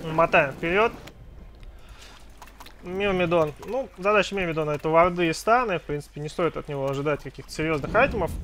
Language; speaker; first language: Russian; native; Russian